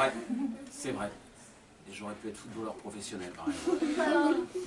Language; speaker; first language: French; native; French